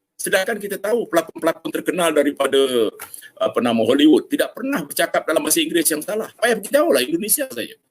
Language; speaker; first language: Malay; native; Malay